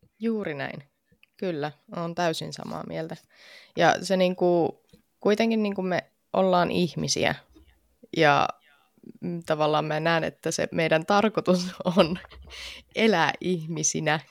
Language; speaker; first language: Finnish; native; Finnish